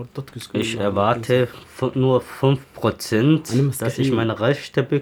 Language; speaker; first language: German; non-native, learner; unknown